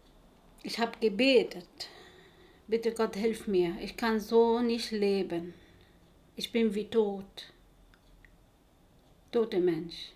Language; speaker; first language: German; non-native, learner; Arabic